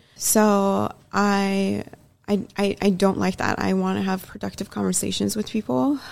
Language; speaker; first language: English; early bilingual, other home language; Persian